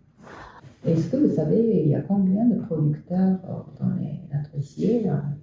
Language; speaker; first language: French; non-native, fluent; Japanese